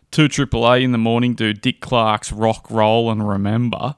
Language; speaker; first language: English; native; English